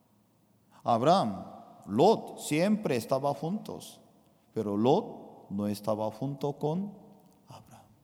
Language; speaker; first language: Spanish; non-native, fluent; Korean